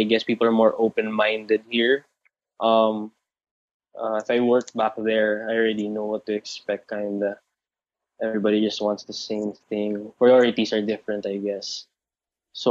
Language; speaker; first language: English; non-native, local second language; Bikol